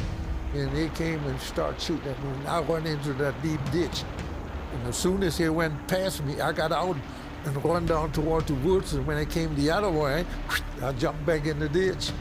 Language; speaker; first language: English; non-native, fluent; German